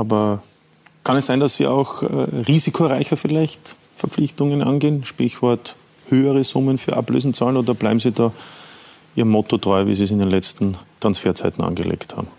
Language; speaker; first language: German; native; German